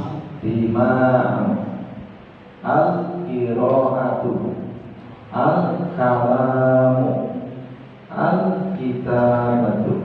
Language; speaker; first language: Arabic; non-native, fluent; Indonesian